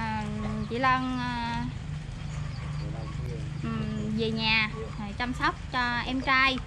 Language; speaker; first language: Vietnamese; native; Vietnamese